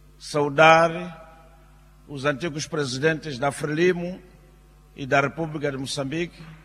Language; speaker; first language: Portuguese; non-native, local second language; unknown